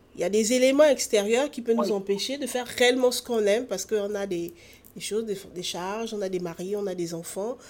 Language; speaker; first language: French; native; French